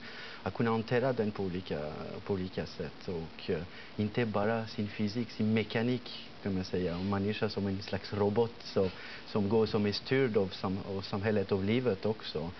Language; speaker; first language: Swedish; non-native, fluent; French